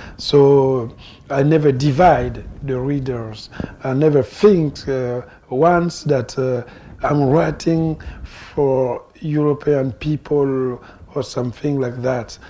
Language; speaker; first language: English; non-native, fluent; Lingala